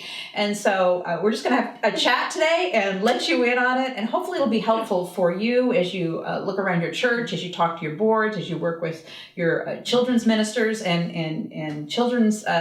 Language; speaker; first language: English; native; English